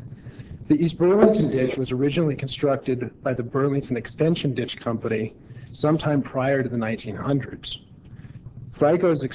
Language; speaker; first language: English; native; English